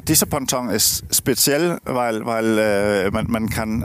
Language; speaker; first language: German; non-native, learner; Danish